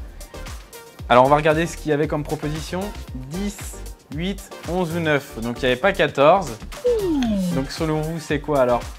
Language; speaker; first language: French; native; French